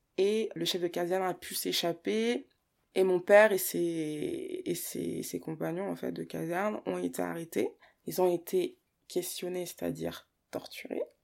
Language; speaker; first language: French; early bilingual, other home language; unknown